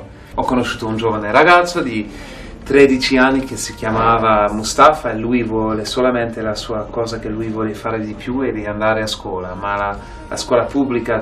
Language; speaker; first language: Italian; non-native, fluent; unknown